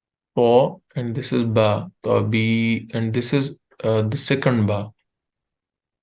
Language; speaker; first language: English; non-native, fluent; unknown